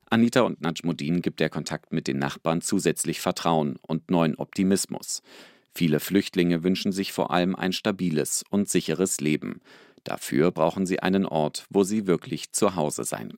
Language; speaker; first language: German; native; German